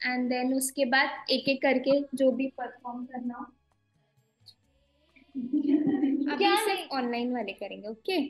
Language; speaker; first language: Hindi; native; Hindi